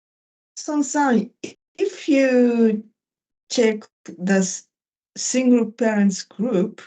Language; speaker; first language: English; non-native, fluent; Japanese